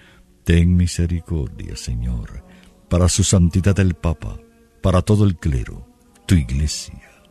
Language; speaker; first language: Spanish; native; Spanish